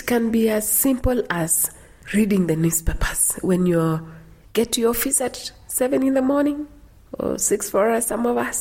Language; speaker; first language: English; non-native, local second language; Kalenjin